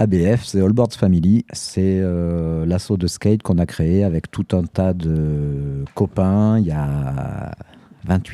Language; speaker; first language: French; native; French